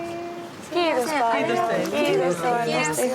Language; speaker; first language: Finnish; non-native, learner; Japanese